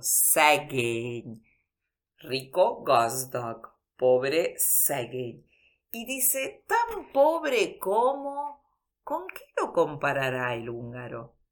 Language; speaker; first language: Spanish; early bilingual, heritage; Spanish